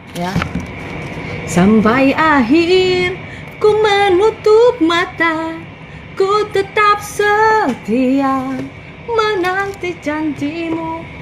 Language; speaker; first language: Indonesian; non-native, local second language; Madurese